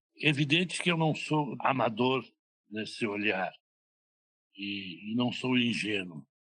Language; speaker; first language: Portuguese; native; Portuguese